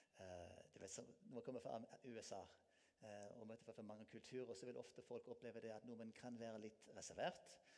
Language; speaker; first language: Norwegian; non-native, fluent; English